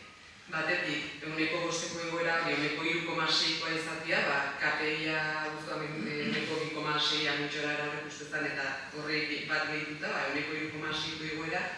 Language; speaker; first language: Basque; native; Basque